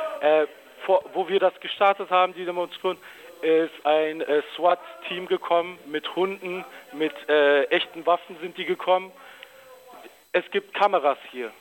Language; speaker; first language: German; early bilingual, other home language; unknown